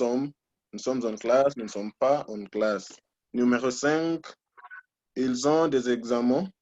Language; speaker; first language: French; non-native, fluent; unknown